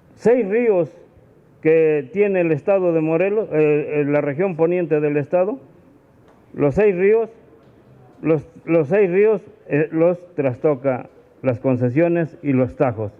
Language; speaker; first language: Spanish; native; Spanish